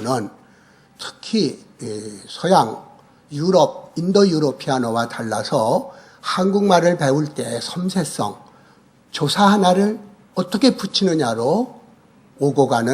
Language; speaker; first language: Korean; native; Korean